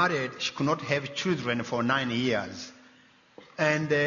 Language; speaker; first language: English; non-native, local second language; Kinyarwanda